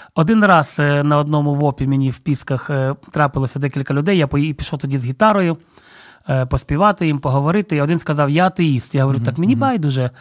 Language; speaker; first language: Ukrainian; non-native, local second language; Russian